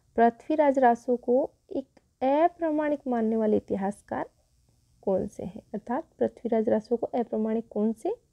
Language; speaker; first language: Hindi; native; Hindi